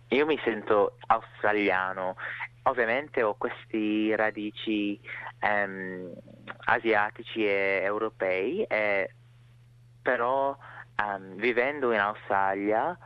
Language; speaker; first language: Italian; non-native, fluent; English